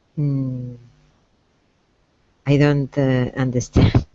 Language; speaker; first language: English; non-native, learner; Spanish